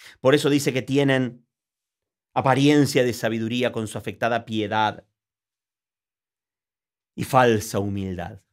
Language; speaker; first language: Spanish; native; Spanish